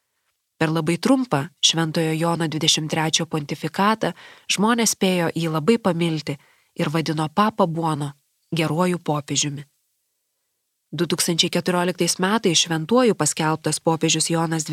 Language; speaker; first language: Lithuanian; native; Lithuanian